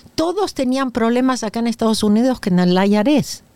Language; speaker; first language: Spanish; native; Spanish